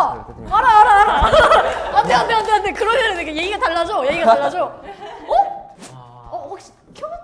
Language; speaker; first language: Korean; native; Korean